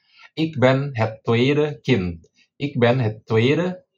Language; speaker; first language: Dutch; non-native, fluent; Indonesian